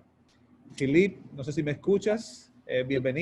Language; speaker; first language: Spanish; native; Spanish